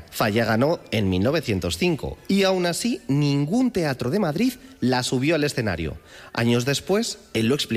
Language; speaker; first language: Spanish; native; Spanish